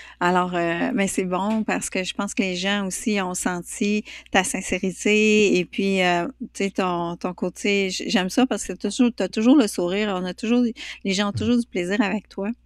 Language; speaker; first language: French; native; French